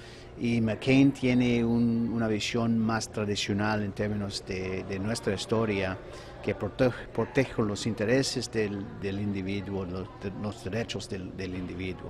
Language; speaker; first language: Spanish; non-native, fluent; English